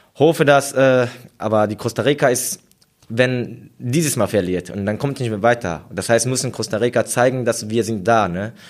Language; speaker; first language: German; non-native, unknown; Japanese